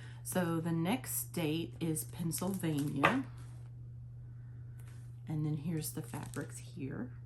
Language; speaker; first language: English; native; English